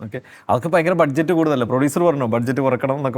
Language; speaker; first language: Malayalam; native; Malayalam